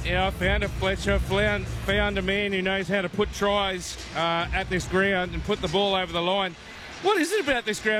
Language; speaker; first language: English; native; English